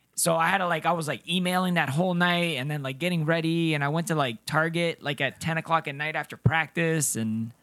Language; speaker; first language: English; non-native, fluent; Spanish